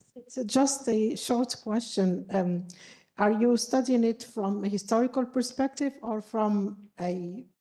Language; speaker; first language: English; non-native, fluent; Arabic